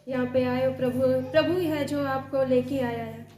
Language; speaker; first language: Hindi; non-native, local second language; Punjabi